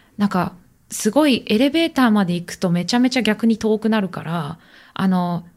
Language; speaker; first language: Japanese; native; Japanese